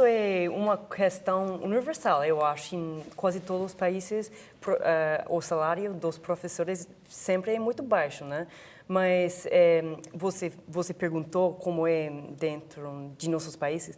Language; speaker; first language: Portuguese; non-native, fluent; English